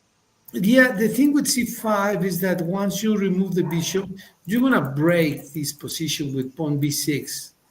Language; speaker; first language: English; non-native, fluent; Spanish